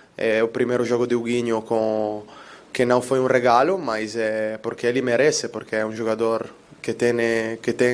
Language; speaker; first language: Portuguese; non-native, learner; Italian